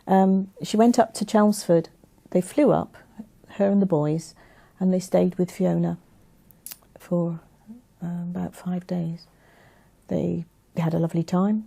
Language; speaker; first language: English; native; English